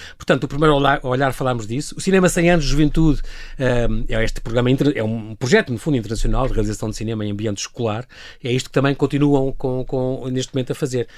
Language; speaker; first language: Portuguese; native; Portuguese